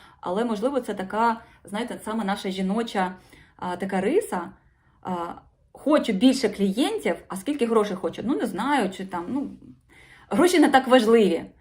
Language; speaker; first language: Ukrainian; non-native, local second language; Russian